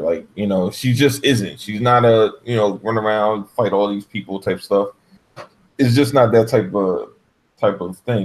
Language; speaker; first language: English; native; English